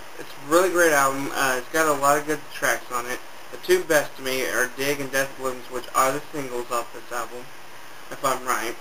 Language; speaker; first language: English; native; English